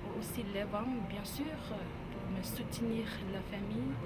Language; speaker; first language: French; non-native, learner; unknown